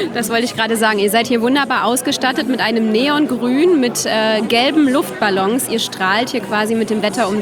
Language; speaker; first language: German; native; German